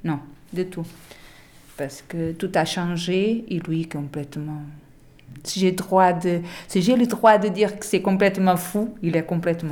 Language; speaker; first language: French; non-native, learner; Portuguese